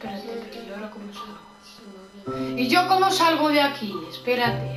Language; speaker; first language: Spanish; native; Spanish